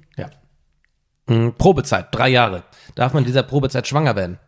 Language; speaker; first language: German; native; German